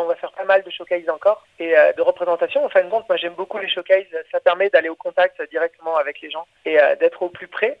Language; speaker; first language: French; native; French